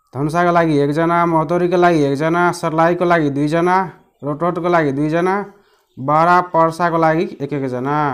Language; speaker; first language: Nepali; non-native, local second language; Maithili